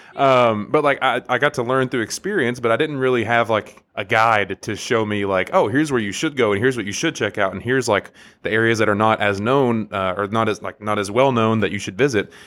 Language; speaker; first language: English; native; English